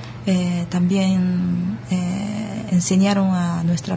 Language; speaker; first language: Spanish; early bilingual, other home language; Japanese